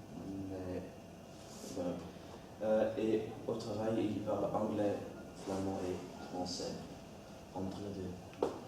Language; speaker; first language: French; non-native, learner; Dutch